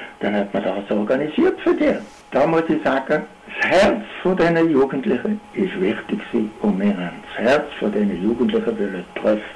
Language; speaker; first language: German; native; German